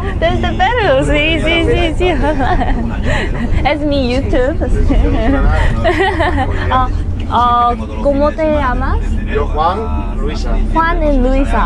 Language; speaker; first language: Spanish; non-native, learner; Korean